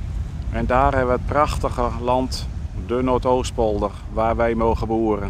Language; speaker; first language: Dutch; native; Dutch